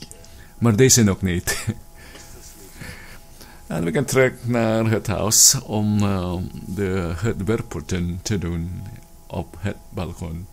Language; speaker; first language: Dutch; non-native, learner; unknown